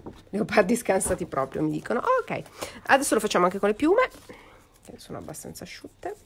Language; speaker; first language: Italian; native; Italian